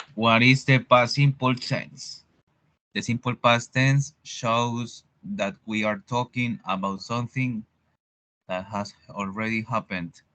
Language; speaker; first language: English; non-native, learner; Spanish